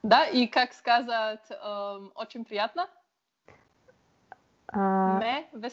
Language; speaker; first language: Russian; non-native, learner; Slovenian